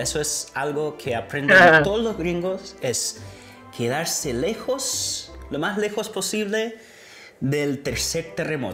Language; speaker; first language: Spanish; non-native, fluent; English